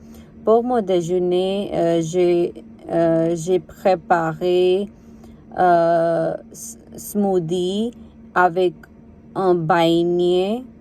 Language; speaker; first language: French; non-native, learner; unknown